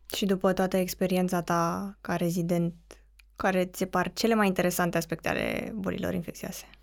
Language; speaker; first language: Romanian; native; Romanian